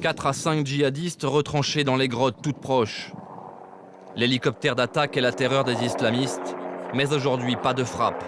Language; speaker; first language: French; native; French